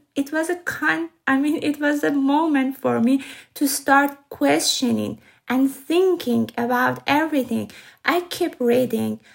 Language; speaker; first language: English; non-native, fluent; Persian